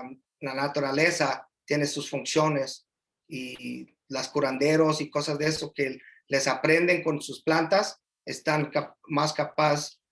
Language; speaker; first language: Spanish; early bilingual, heritage; English